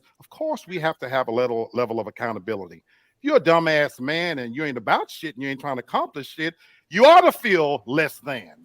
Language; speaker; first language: English; native; English